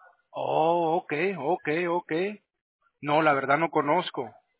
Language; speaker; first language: Spanish; native; Spanish